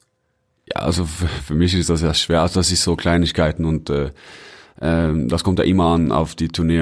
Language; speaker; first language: German; non-native, fluent; Norwegian